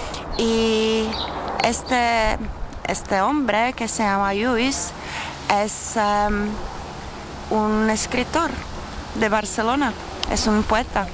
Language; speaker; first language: Spanish; non-native, fluent; Czech